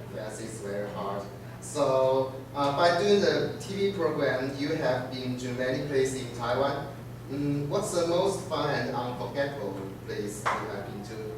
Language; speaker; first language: English; non-native, learner; Chinese